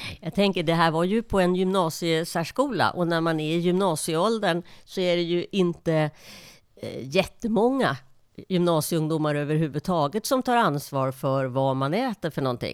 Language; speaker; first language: Swedish; native; Swedish